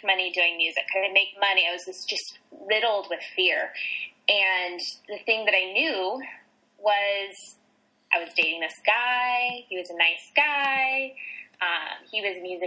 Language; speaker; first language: English; native; English